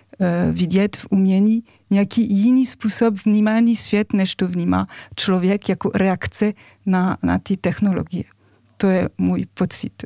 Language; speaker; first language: Czech; non-native, fluent; French